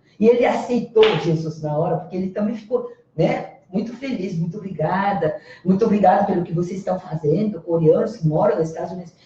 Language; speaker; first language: Portuguese; early bilingual, other home language; Korean